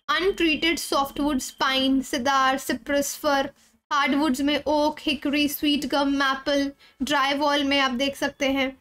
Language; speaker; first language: Hindi; native; Hindi